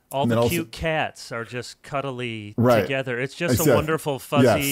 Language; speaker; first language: English; native; English